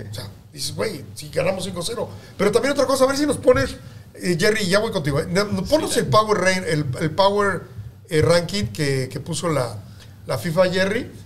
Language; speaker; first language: Spanish; native; Spanish